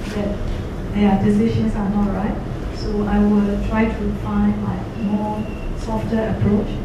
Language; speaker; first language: English; non-native, fluent; Burmese